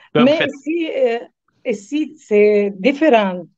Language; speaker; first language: French; non-native, learner; Arabic